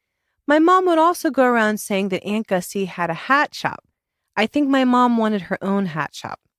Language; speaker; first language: English; native; English